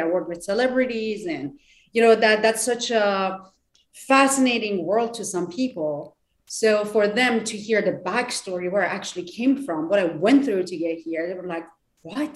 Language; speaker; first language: English; non-native, fluent; Persian